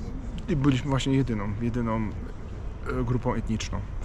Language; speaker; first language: Polish; non-native, fluent; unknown